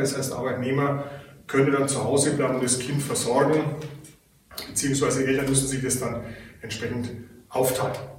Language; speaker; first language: German; native; German